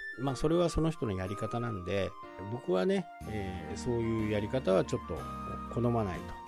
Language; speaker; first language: Japanese; native; Japanese